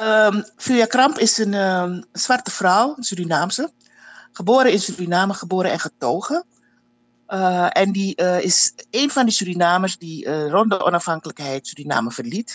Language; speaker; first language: Dutch; native; Dutch